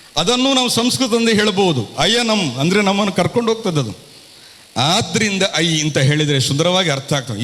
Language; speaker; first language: Kannada; non-native, local second language; Tulu